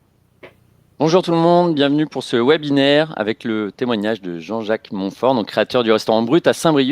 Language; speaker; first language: French; native; French